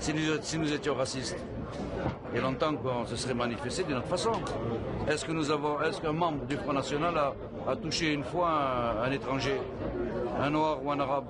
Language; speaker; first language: French; native; French